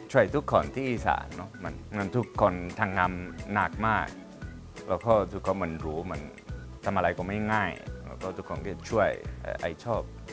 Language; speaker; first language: Thai; non-native, learner; Spanish